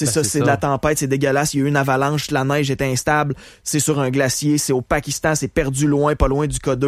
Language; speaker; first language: French; native; French